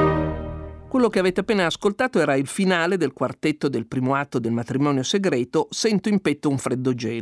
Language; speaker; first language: Italian; native; Italian